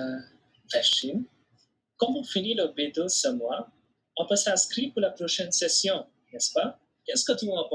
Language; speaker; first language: French; non-native, fluent; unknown